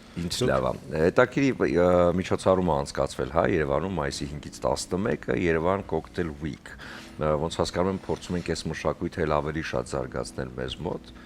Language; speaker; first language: Armenian; native; Armenian